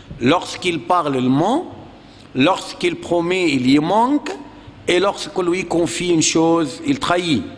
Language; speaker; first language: French; non-native, fluent; Arabic